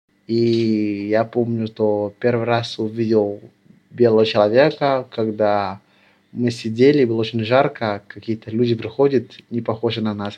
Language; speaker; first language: Russian; early bilingual, other home language; Lingala